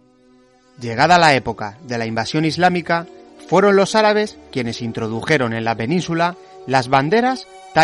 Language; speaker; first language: Spanish; native; Spanish